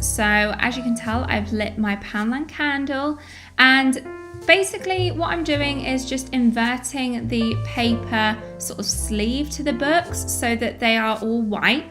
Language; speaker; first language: English; native; English